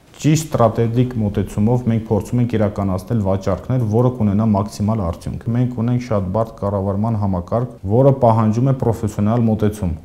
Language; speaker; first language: Armenian; native; Armenian